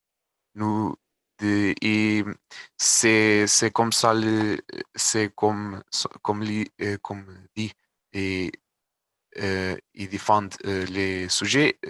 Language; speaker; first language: French; non-native, learner; Portuguese